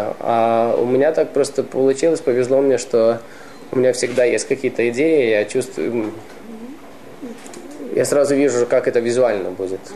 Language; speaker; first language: Russian; early bilingual, heritage; Russian